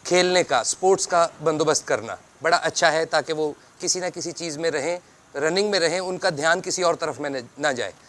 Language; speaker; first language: Urdu; non-native, local second language; Punjabi